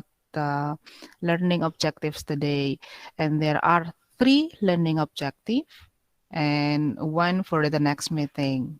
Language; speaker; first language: English; non-native, fluent; Indonesian